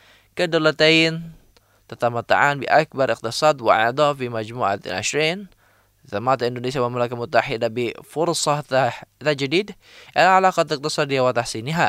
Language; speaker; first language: Arabic; non-native, fluent; Indonesian